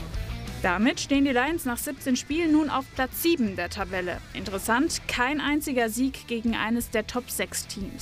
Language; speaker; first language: German; native; German